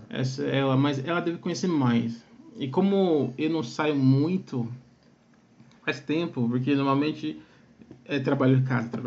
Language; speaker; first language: Portuguese; non-native, fluent; Akan